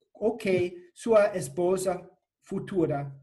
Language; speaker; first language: Portuguese; non-native, fluent; English